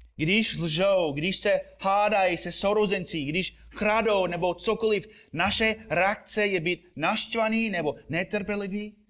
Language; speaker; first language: Czech; non-native, fluent; English